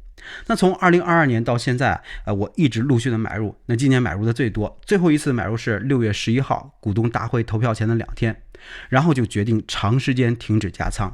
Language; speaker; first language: Chinese; native; Chinese